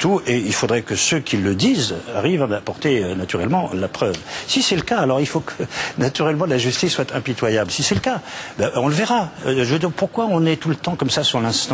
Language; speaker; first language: French; native; French